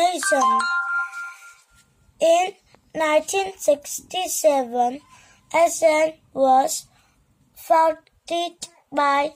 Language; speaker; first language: English; non-native, learner; Vietnamese